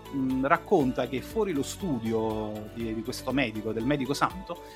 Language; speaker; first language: Italian; native; Italian